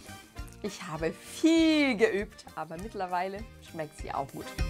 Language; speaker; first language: German; non-native, fluent; Portuguese